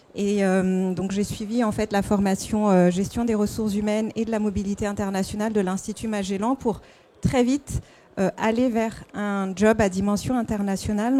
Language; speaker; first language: French; non-native, local second language; Malagasy